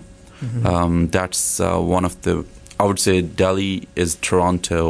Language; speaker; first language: English; non-native, local second language; Punjabi